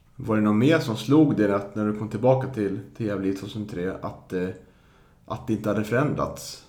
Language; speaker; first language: Swedish; native; Swedish